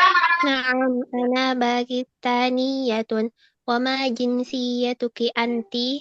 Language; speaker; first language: Arabic; non-native, learner; Indonesian